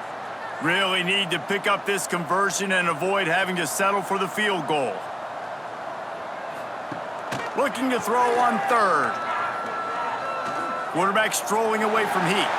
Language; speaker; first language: English; native; English